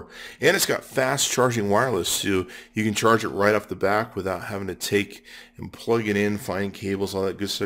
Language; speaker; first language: English; native; English